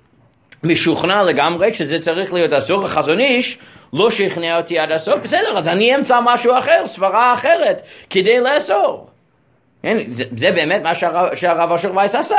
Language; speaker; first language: Hebrew; non-native, fluent; English